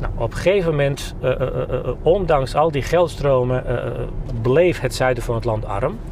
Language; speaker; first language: Dutch; non-native, fluent; Bosnian